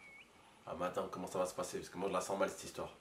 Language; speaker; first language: French; native; French